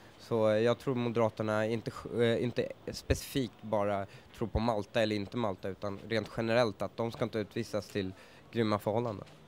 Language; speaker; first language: Swedish; early bilingual, other home language; Persian